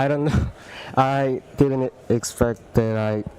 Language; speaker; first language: English; non-native, learner; Korean